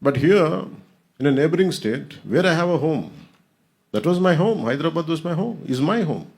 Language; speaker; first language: English; non-native, local second language; Telugu